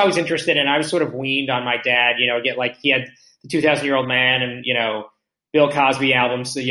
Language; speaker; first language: English; native; English